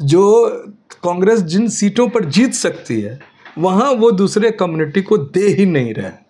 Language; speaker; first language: Hindi; native; Hindi